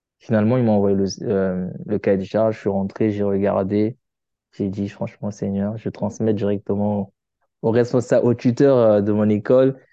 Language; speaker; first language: French; non-native, local second language; Lingala